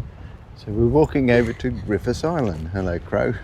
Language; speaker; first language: English; native; English